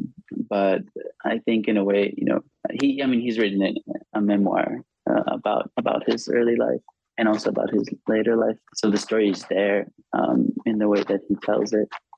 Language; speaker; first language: English; non-native, fluent; Hebrew